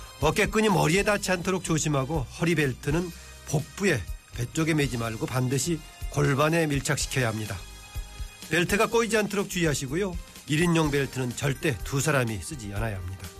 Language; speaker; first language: Korean; native; Korean